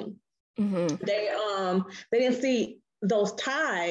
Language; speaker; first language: English; native; English